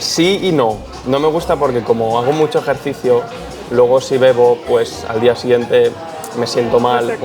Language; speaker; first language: Spanish; native; Spanish